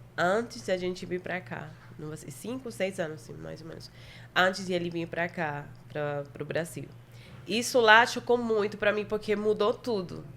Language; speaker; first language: Portuguese; non-native, fluent; Spanish